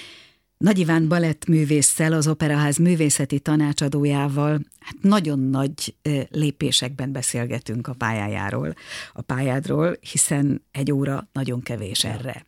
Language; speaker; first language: Hungarian; native; Hungarian